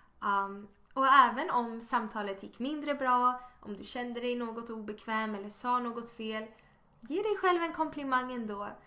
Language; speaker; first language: Swedish; native; Swedish